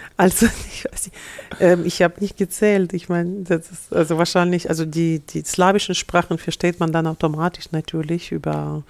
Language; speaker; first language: German; non-native, fluent; Russian